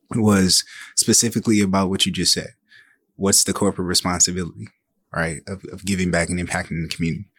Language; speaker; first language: English; native; English